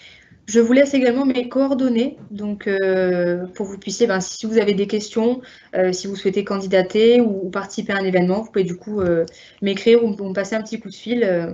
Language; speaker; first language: French; native; French